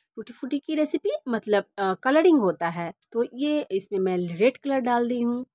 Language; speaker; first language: Hindi; non-native, local second language; Bangla